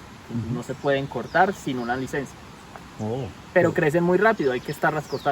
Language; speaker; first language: Spanish; native; Spanish